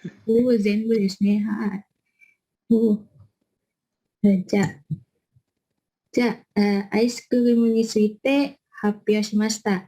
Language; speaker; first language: Japanese; non-native, learner; Indonesian